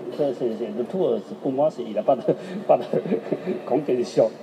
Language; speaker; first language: French; non-native, learner; Chinese